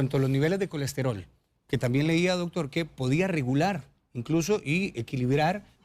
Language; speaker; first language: Spanish; native; Spanish